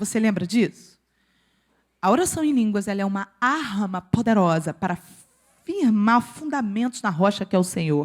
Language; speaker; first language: Portuguese; native; Portuguese